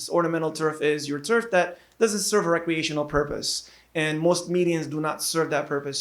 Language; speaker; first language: English; native; English